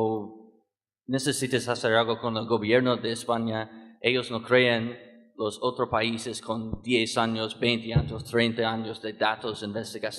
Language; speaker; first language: Spanish; non-native, learner; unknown